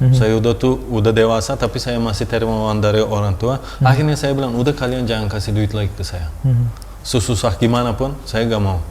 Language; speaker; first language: Indonesian; non-native, fluent; Turkish